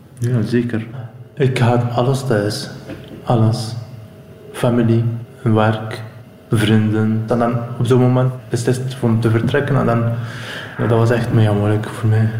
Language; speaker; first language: Dutch; non-native, learner; Arabic